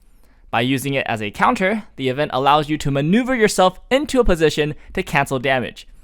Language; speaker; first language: English; native; English